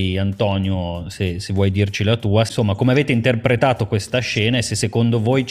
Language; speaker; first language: Italian; native; Italian